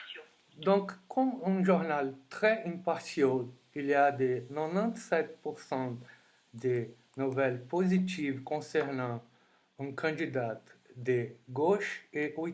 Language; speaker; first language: French; non-native, fluent; Portuguese